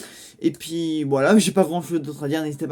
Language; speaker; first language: French; native; French